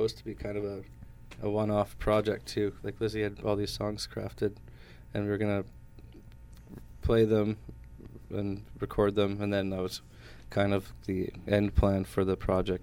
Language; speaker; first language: English; native; English